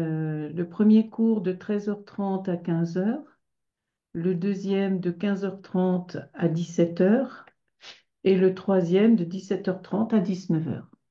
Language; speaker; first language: French; native; French